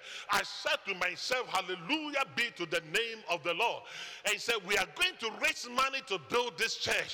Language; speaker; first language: English; non-native, local second language; Akan